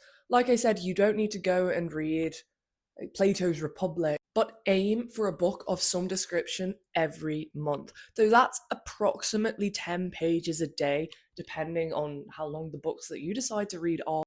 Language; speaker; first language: English; native; English